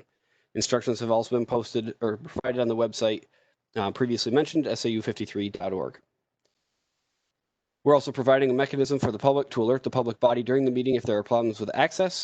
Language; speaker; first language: English; native; English